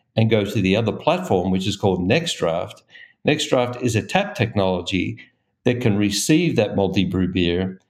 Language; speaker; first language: English; native; English